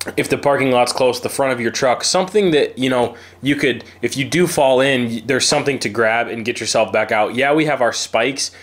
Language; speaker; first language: English; native; English